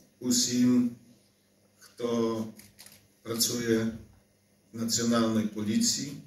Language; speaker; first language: Ukrainian; non-native, fluent; Polish